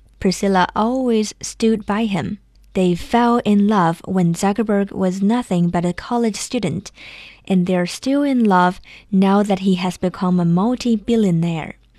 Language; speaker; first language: English; non-native, fluent; Chinese